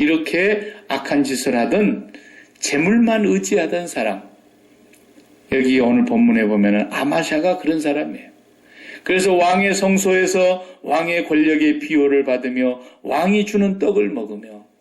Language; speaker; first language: Korean; native; Korean